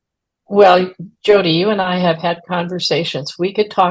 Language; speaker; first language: English; native; English